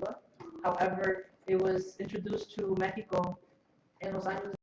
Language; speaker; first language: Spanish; early bilingual, heritage; Spanish